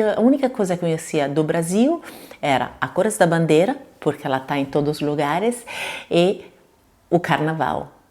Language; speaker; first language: Portuguese; non-native, fluent; Italian